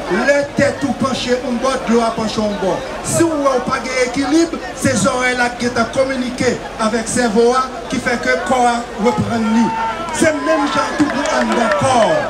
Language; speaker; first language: French; non-native, local second language; Haitian Creole